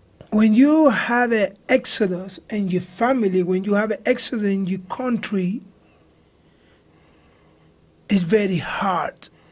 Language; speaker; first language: English; non-native, learner; Spanish